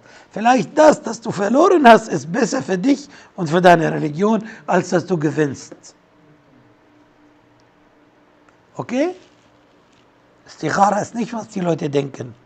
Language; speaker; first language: German; non-native, fluent; Arabic